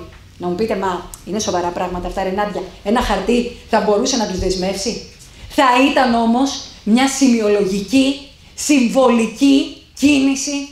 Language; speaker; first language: Greek; native; Greek